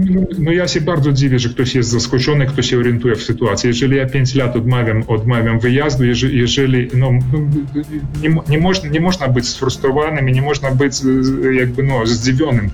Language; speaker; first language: Polish; early bilingual, heritage; Polish